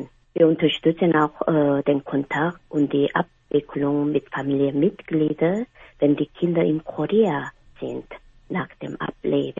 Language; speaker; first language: German; non-native, fluent; Korean